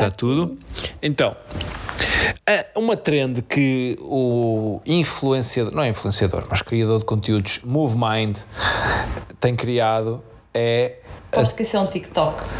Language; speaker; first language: Portuguese; native; Portuguese